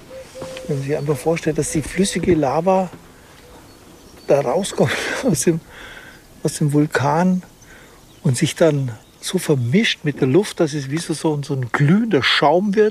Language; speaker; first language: German; native; German